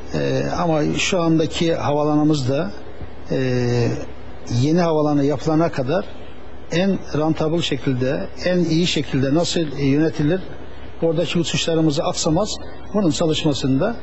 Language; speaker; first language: Turkish; native; Turkish